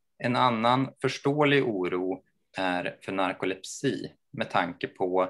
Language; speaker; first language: Swedish; native; Swedish